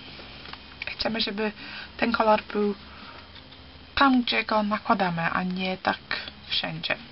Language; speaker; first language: Polish; early bilingual, heritage; Polish